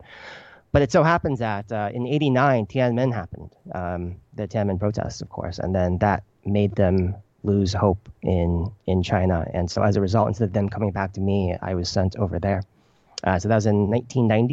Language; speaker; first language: English; early bilingual, other home language; Chinese